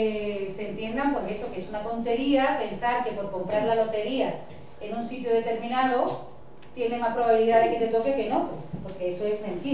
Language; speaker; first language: Spanish; native; Spanish